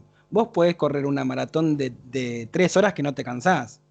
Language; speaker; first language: Spanish; native; Spanish